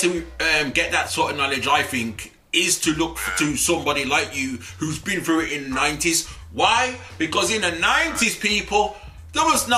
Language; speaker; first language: English; native; English